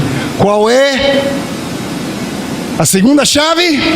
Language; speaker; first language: Portuguese; non-native, fluent; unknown